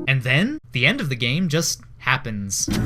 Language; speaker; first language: English; native; English